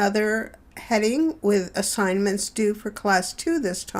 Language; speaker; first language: English; native; English